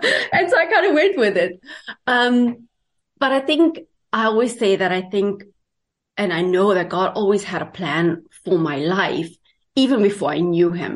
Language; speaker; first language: English; native; English